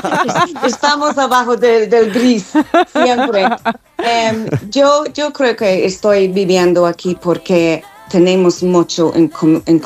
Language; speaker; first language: Spanish; non-native, fluent; English